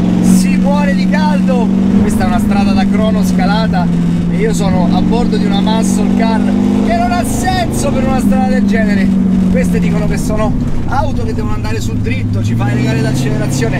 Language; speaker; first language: Italian; native; Italian